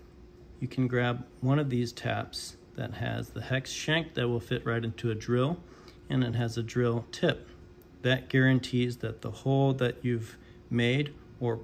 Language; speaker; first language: English; native; English